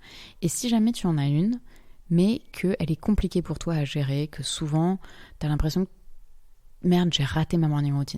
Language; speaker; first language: French; native; French